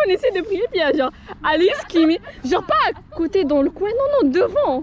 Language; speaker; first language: French; native; French